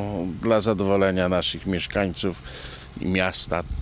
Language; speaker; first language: Polish; native; Polish